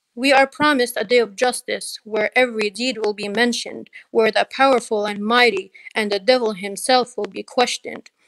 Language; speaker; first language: English; native; English